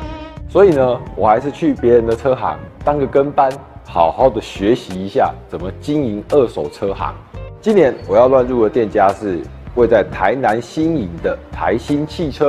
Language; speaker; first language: Chinese; native; Chinese